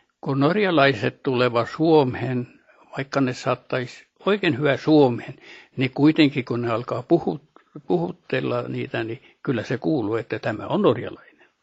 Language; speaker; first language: Finnish; early bilingual, heritage; Finnish